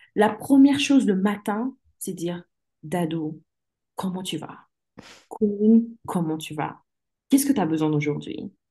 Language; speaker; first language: French; early bilingual, other home language; English